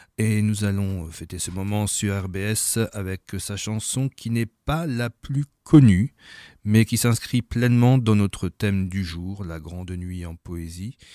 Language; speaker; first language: French; native; French